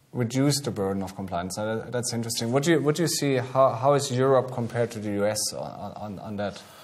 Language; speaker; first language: English; non-native, fluent; German